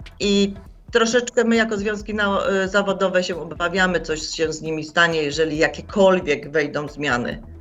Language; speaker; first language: Polish; native; Polish